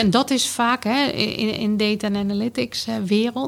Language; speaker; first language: Dutch; native; Dutch